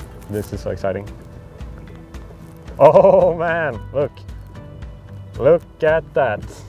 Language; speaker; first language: English; non-native, fluent; Swedish